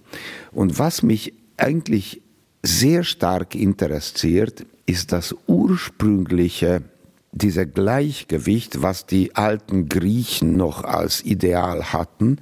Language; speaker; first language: German; non-native, fluent; Hungarian